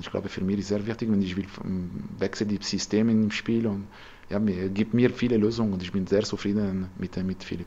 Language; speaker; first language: German; non-native, learner; French